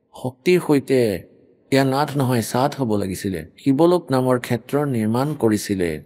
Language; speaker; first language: Assamese; native; Assamese